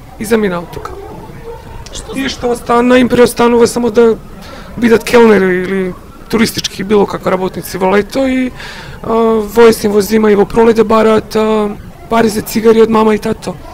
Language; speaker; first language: Macedonian; native; Macedonian